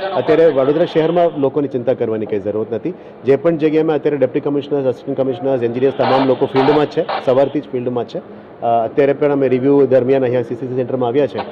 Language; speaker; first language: Gujarati; non-native, local second language; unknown